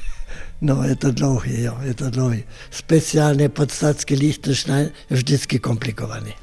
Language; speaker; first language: Czech; non-native, fluent; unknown